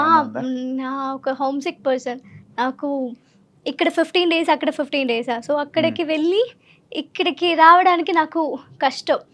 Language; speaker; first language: Telugu; non-native, learner; Malayalam